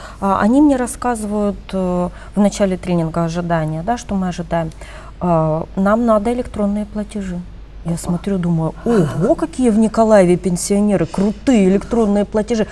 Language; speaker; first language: Russian; native; Russian